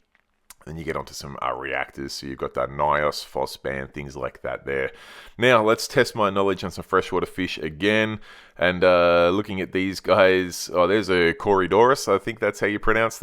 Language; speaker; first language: English; native; English